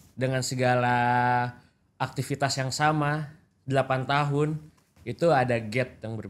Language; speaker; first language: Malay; non-native, local second language; Indonesian